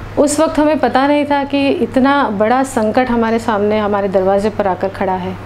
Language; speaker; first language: Hindi; non-native, local second language; Marathi